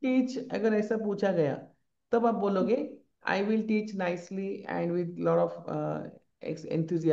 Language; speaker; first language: English; non-native, local second language; Marathi